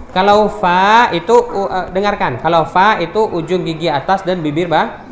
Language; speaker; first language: Indonesian; non-native, local second language; Achinese